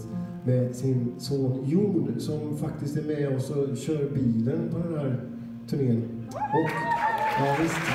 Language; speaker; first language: Swedish; native; Swedish